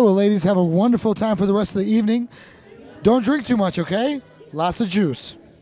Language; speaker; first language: English; early bilingual, other home language; Russian